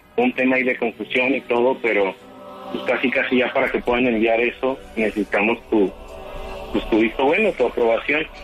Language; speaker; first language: Spanish; native; Spanish